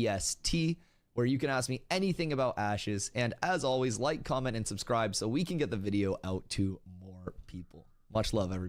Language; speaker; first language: English; native; English